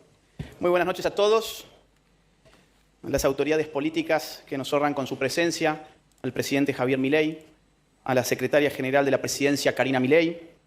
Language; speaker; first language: Spanish; native; Spanish